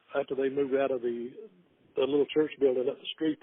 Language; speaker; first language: English; native; English